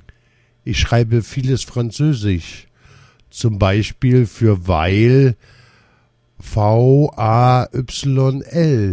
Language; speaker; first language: German; early bilingual, other home language; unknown